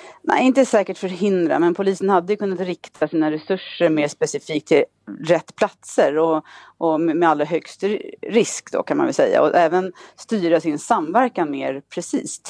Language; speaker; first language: Swedish; native; Swedish